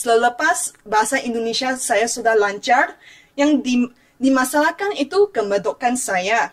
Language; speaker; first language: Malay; non-native, fluent; Chinese